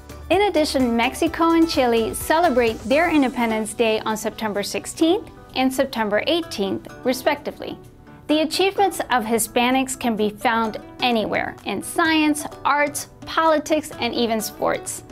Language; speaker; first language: English; early bilingual, other home language; Spanish